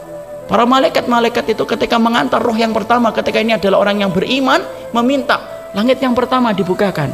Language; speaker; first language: Indonesian; native; Indonesian